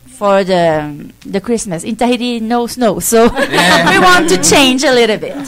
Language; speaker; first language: English; non-native, fluent; French